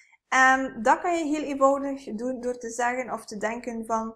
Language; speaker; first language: Dutch; native; Dutch